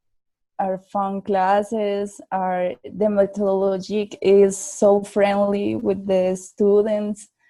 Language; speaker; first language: English; non-native, learner; Spanish